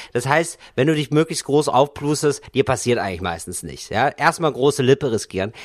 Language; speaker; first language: German; native; German